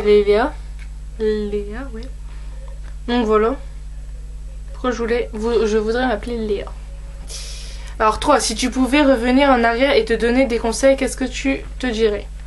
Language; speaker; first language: French; native; French